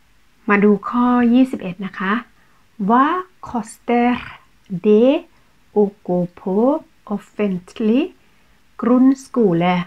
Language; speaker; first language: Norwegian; non-native, fluent; Thai